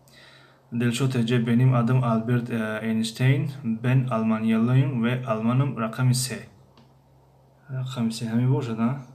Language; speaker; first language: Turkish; non-native, fluent; Tajik